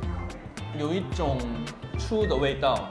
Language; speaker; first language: Chinese; non-native, fluent; Korean